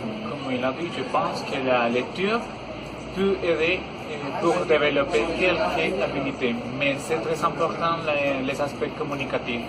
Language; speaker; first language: French; non-native, learner; Spanish